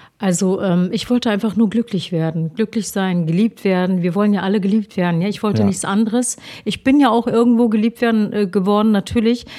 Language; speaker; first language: German; early bilingual, other home language; Turkish